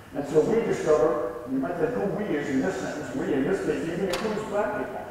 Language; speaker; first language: English; native; English